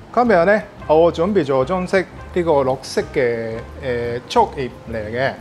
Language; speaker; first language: Cantonese; non-native, fluent; Japanese